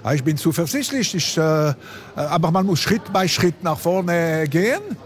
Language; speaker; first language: German; non-native, local second language; French